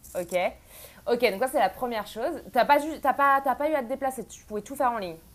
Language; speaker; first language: French; native; French